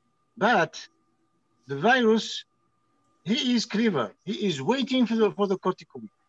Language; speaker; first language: English; non-native, learner; French